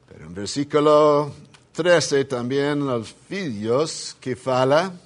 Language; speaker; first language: Spanish; non-native, fluent; English